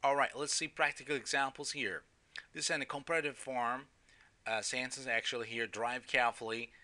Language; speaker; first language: English; non-native, fluent; Turkish